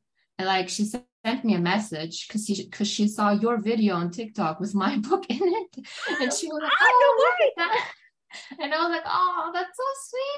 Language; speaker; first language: English; non-native, fluent; German